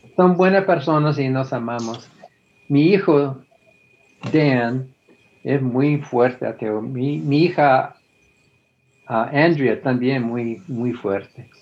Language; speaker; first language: Spanish; non-native, fluent; English